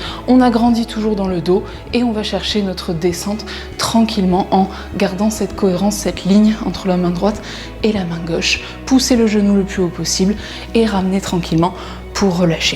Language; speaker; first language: French; native; French